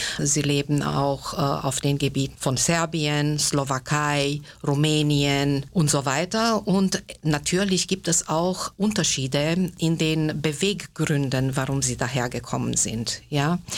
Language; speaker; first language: German; non-native, local second language; Hungarian